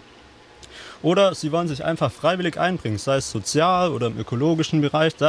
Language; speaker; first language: German; native; German